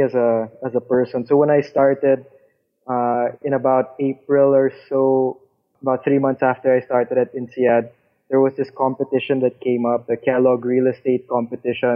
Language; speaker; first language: English; non-native, local second language; Filipino